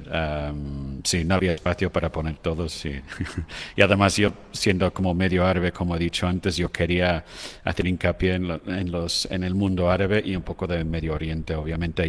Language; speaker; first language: Spanish; non-native, fluent; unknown